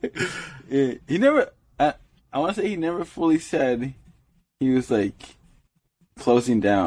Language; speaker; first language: English; native; English